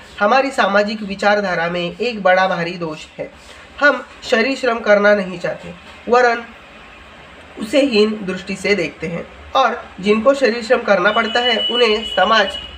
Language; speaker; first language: Hindi; non-native, local second language; Marathi